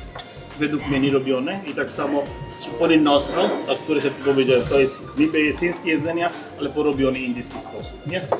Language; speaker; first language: Polish; non-native, learner; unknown